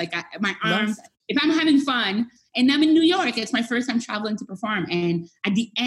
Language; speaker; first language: English; non-native, fluent; French